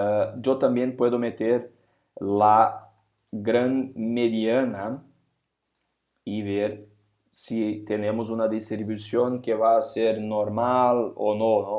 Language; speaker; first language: Spanish; non-native, fluent; Portuguese